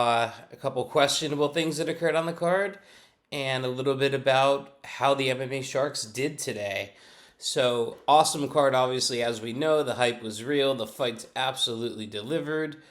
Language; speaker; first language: English; native; English